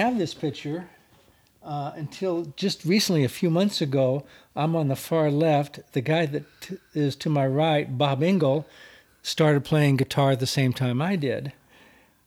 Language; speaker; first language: English; native; English